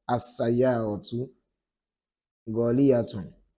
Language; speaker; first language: Arabic; non-native, fluent; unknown